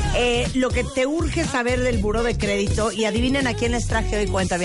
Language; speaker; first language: Spanish; native; Spanish